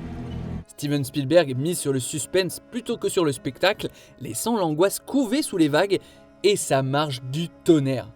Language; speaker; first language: French; native; French